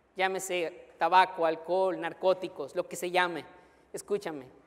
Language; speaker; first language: Spanish; native; Spanish